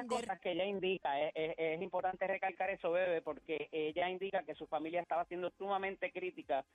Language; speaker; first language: Spanish; native; Spanish